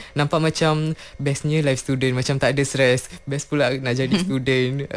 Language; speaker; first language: Malay; non-native, local second language; Tamil